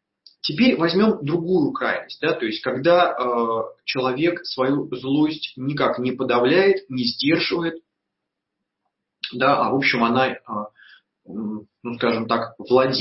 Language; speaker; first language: Russian; native; Russian